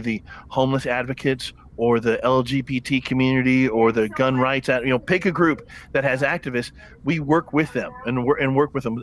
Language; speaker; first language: English; native; English